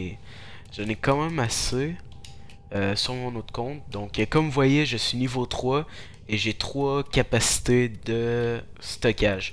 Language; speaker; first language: French; native; French